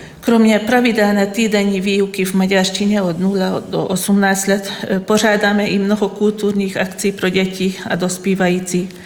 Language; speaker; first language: Czech; non-native, fluent; Hungarian